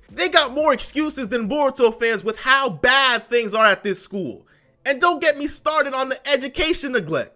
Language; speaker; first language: English; native; English